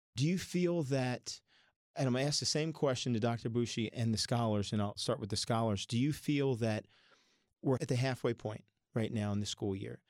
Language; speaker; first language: English; native; English